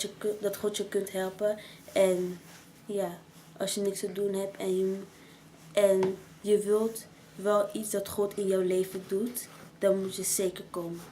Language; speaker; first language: Dutch; early bilingual, other home language; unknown